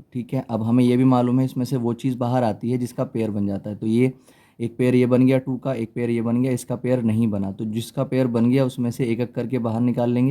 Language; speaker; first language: Hindi; native; Hindi